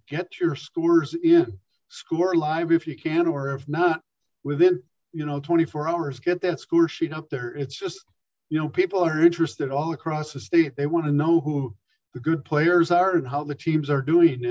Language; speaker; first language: English; native; English